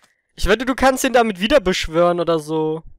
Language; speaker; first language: German; native; German